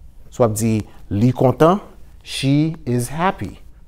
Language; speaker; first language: English; non-native, fluent; Haitian Creole